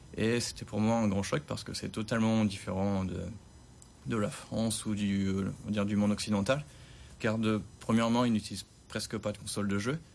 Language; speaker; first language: French; native; French